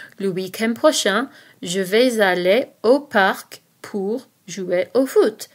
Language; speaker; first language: French; non-native, fluent; English